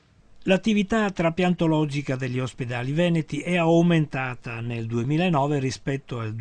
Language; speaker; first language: Italian; native; Italian